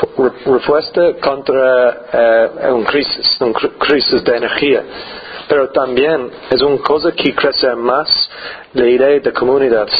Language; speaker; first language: Spanish; non-native, learner; English